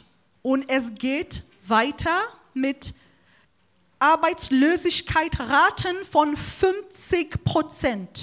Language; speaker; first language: German; non-native, fluent; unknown